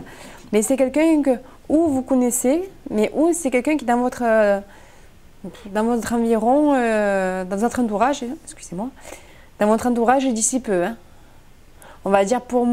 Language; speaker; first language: French; native; French